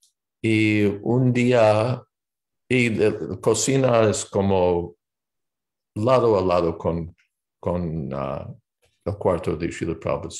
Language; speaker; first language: Spanish; non-native, fluent; English